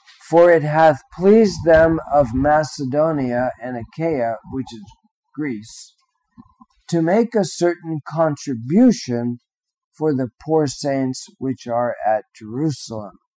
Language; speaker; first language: English; native; English